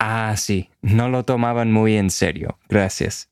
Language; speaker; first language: Spanish; non-native, fluent; English